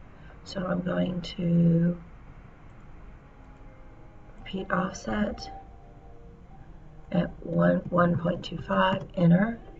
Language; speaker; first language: English; native; English